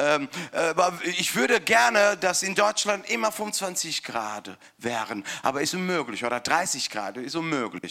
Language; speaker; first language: German; non-native, fluent; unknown